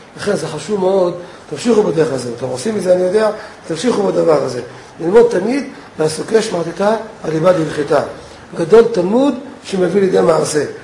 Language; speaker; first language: Hebrew; native; Hebrew